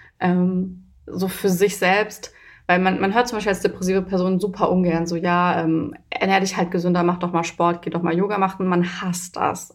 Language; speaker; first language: German; early bilingual, other home language; Persian